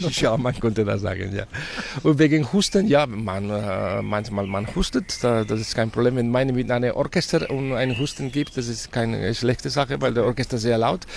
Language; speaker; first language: German; non-native, fluent; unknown